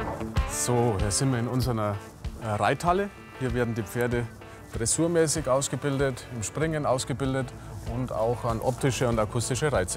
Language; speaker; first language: German; native; German